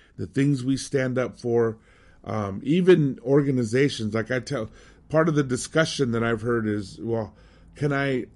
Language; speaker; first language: English; native; English